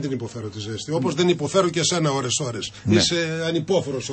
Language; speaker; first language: Greek; native; Greek